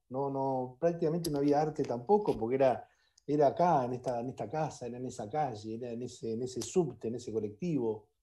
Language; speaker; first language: Spanish; native; Spanish